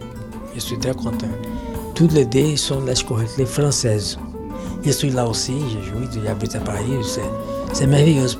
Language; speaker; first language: French; non-native, fluent; Portuguese